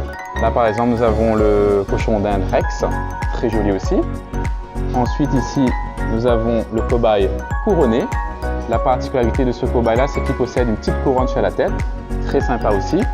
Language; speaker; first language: French; native; French